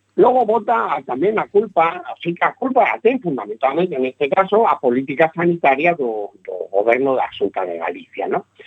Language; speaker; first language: Galician; non-native, local second language; Spanish